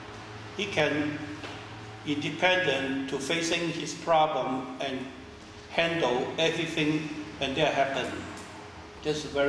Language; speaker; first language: English; non-native, learner; Chinese